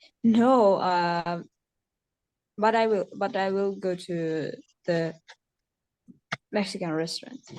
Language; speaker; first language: English; non-native, learner; Uzbek